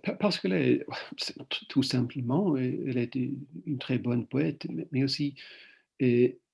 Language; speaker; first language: French; non-native, fluent; Swedish